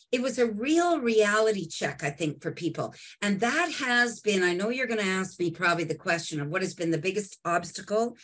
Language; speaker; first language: English; native; English